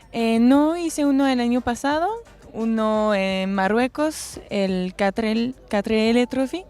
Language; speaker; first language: Spanish; non-native, fluent; French